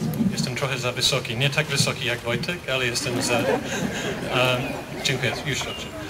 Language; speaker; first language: Polish; non-native, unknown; English